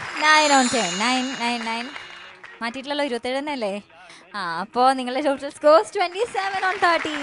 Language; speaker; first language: Malayalam; native; Malayalam